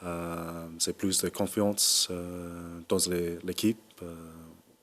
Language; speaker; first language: French; non-native, learner; English